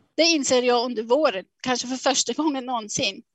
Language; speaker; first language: Swedish; non-native, fluent; Swiss German